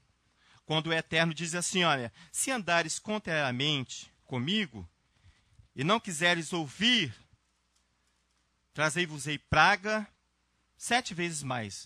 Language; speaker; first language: Portuguese; native; Portuguese